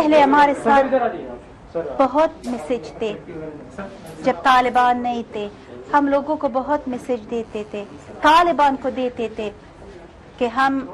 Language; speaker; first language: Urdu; non-native, learner; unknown